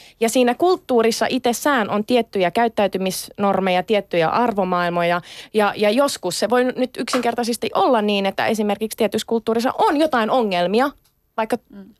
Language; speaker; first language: Finnish; native; Finnish